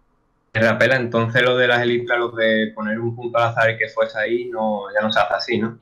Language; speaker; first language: Spanish; native; Spanish